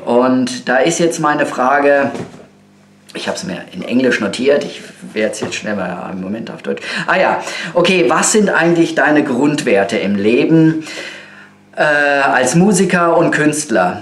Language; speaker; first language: German; native; German